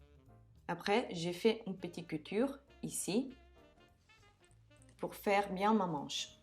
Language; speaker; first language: French; non-native, fluent; Italian